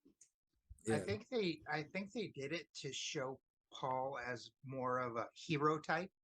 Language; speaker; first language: English; native; English